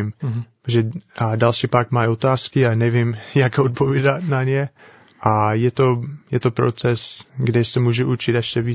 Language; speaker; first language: Czech; non-native, fluent; English